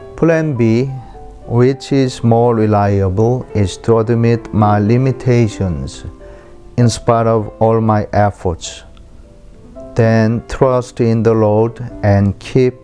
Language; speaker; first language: English; non-native, fluent; Korean